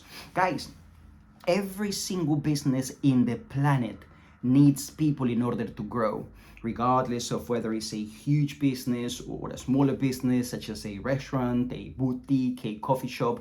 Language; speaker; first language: English; non-native, fluent; Spanish